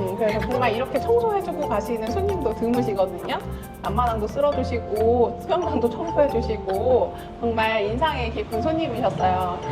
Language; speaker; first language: Korean; native; Korean